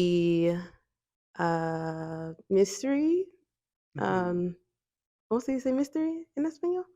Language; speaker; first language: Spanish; non-native, learner; English